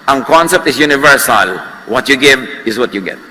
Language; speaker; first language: English; non-native, local second language; Filipino